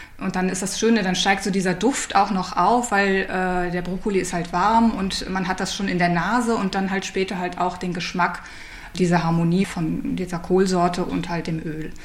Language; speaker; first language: German; native; German